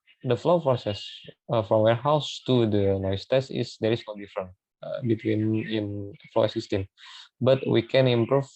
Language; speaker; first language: English; non-native, learner; Indonesian